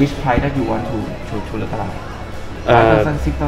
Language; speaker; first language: English; non-native, learner; Thai